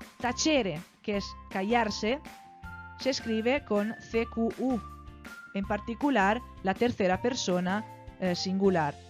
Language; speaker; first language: Spanish; non-native, fluent; Italian